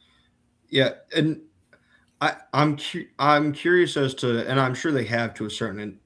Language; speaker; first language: English; native; English